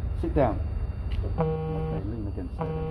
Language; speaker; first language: English; native; English